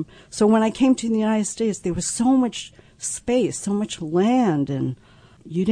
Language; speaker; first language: English; early bilingual, other home language; Cantonese